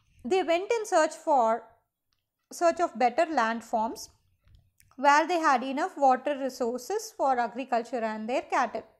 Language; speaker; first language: English; non-native, local second language; Tamil